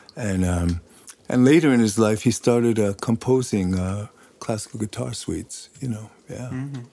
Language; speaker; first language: English; native; English